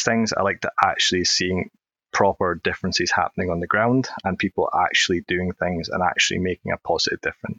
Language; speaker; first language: English; native; English